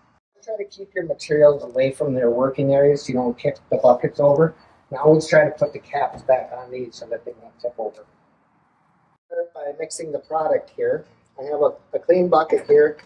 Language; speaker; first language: English; native; English